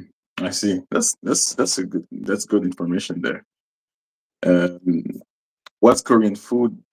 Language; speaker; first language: English; non-native, local second language; French